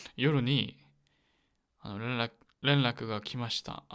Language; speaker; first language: Japanese; non-native, learner; Korean